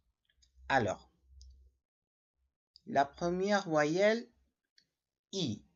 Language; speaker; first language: French; non-native, learner; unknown